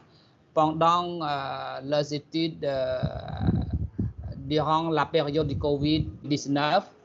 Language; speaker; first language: French; non-native, fluent; Khmer